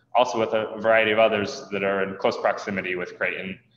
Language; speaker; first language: English; native; English